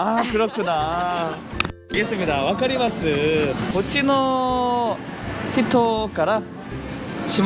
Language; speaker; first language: Japanese; non-native, learner; Korean